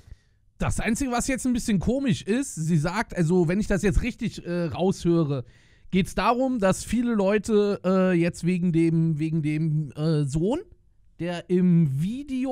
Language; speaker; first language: German; native; German